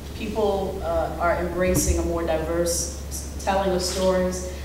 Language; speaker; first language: English; native; English